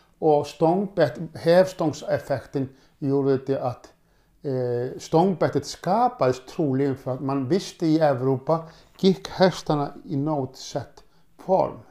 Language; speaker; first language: Swedish; non-native, fluent; Icelandic